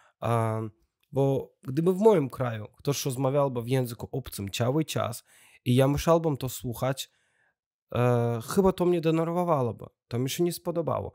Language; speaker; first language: Polish; non-native, learner; Russian